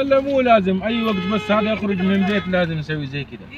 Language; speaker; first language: Arabic; non-native, learner; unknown